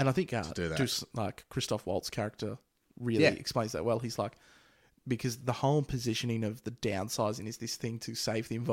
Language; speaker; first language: English; native; English